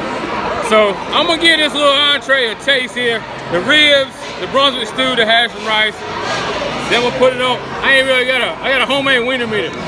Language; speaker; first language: English; native; English